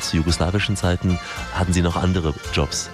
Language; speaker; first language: German; native; German